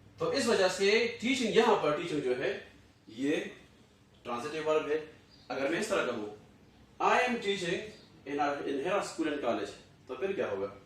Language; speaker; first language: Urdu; non-native, local second language; Pashto